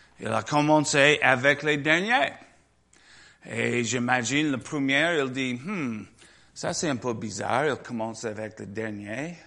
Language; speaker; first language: French; non-native, learner; English